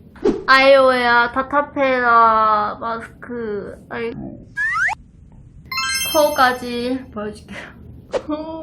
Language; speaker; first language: Korean; non-native, learner; Chinese